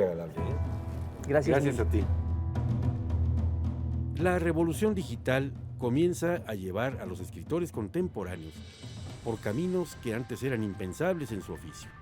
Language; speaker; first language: Spanish; native; Spanish